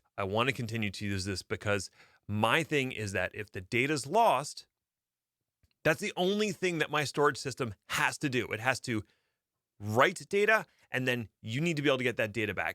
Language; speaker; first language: English; native; English